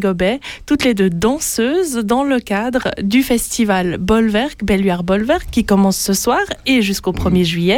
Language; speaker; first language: French; native; French